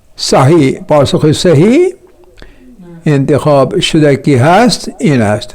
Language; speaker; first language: Persian; non-native, fluent; Urdu